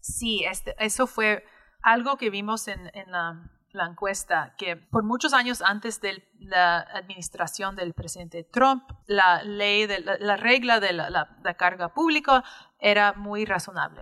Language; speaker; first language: Spanish; early bilingual, heritage; English